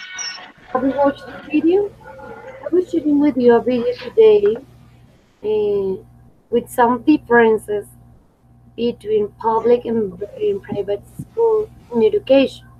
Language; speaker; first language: English; non-native, fluent; Spanish